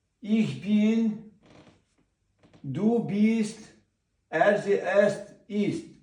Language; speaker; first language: German; non-native, learner; Ukrainian